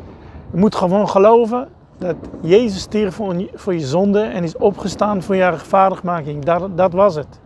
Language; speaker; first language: Dutch; non-native, fluent; Hebrew